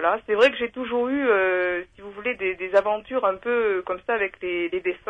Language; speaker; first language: French; native; French